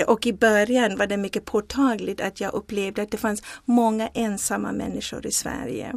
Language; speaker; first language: Swedish; non-native, fluent; Zulu